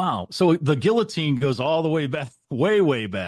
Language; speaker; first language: English; native; English